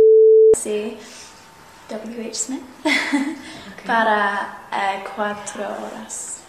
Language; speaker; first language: Spanish; non-native, learner; English